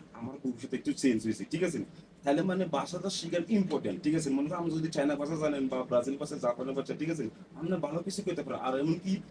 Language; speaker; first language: Bangla; non-native, learner; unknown